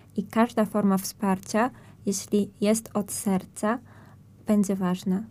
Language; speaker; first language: Polish; native; Polish